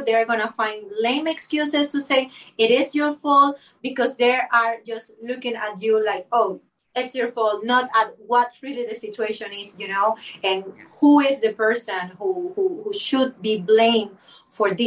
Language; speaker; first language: English; non-native, fluent; Spanish